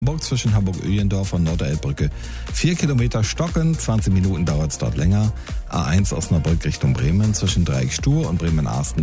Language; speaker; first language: German; native; German